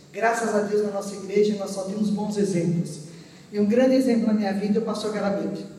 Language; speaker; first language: Portuguese; early bilingual, other home language; Armenian